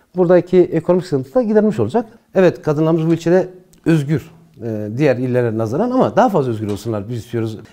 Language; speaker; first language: Turkish; non-native, local second language; Zaza